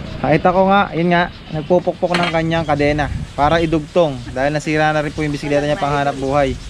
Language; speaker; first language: Filipino; native; Filipino